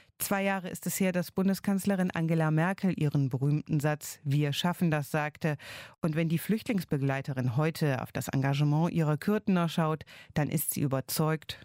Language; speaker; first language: German; native; German